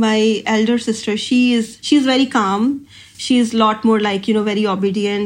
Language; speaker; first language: English; non-native, local second language; Punjabi